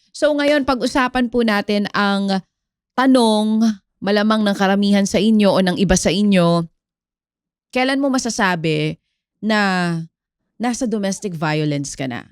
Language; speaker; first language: Filipino; native; Filipino